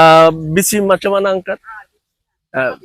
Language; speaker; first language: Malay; non-native, learner; Bangla